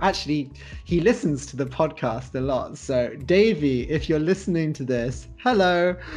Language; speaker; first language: English; native; English